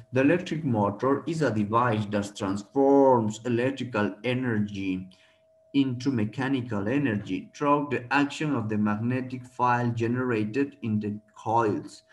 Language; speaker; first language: English; non-native, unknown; Spanish